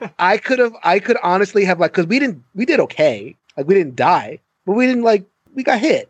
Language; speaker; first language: English; native; English